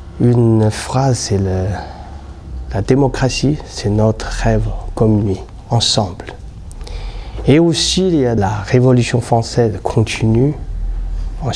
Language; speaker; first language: French; non-native, learner; Chinese